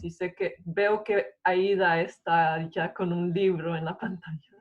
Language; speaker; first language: Spanish; non-native, fluent; English